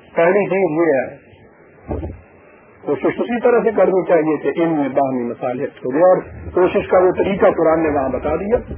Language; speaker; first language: Urdu; non-native, local second language; Punjabi